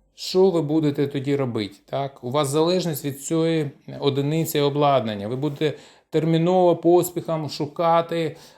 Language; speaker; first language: Ukrainian; non-native, local second language; Russian